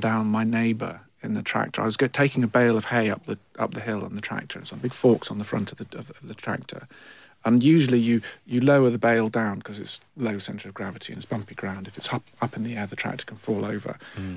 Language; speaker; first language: English; native; English